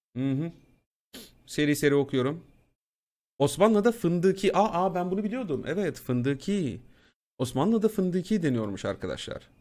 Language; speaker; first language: Turkish; native; Turkish